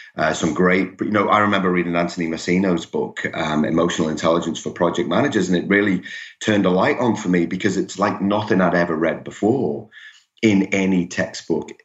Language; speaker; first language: English; native; English